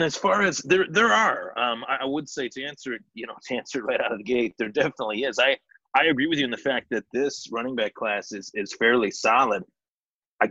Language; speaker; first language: English; native; English